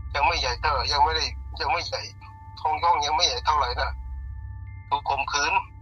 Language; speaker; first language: Thai; non-native, local second language; Northeastern Thai